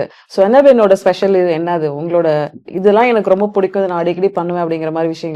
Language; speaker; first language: Tamil; native; Tamil